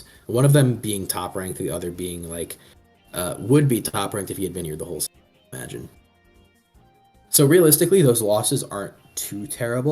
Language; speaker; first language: English; native; English